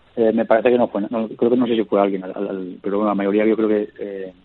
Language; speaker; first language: Spanish; native; Spanish